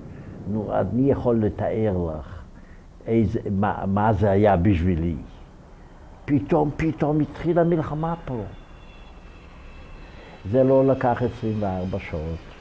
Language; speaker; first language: Hebrew; non-native, fluent; Ukrainian